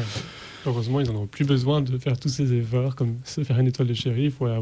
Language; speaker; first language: French; native; French